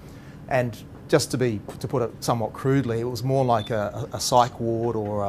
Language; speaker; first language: English; native; English